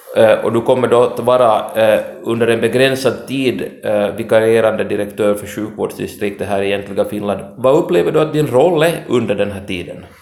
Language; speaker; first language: Swedish; native; Swedish